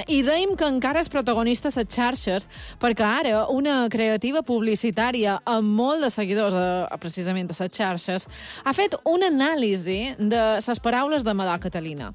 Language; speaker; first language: Catalan; native; Catalan